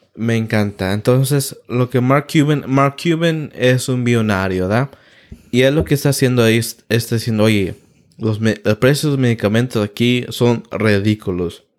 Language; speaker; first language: Spanish; early bilingual, heritage; Spanish